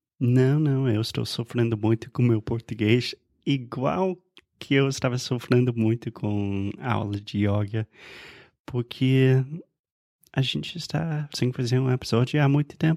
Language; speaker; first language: Portuguese; non-native, fluent; English